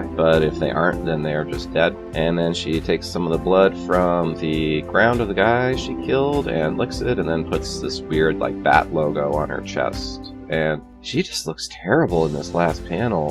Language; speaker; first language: English; native; English